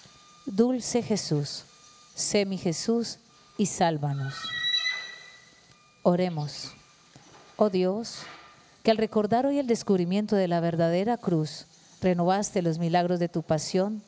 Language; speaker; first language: Spanish; native; Spanish